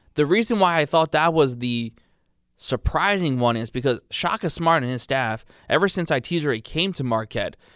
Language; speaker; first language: English; native; English